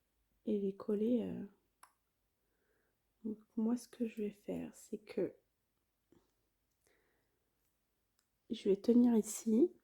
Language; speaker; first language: French; native; French